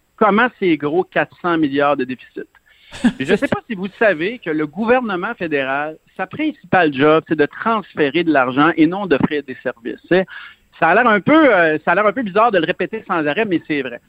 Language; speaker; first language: French; native; French